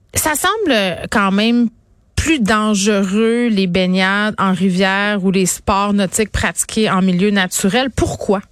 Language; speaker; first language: French; native; French